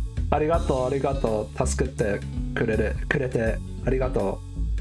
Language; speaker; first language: Japanese; non-native, learner; Cantonese